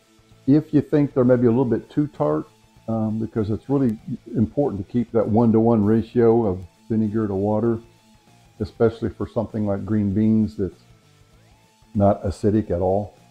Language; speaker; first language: English; native; English